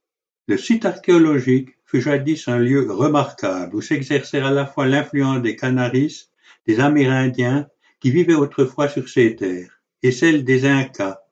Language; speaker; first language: French; native; French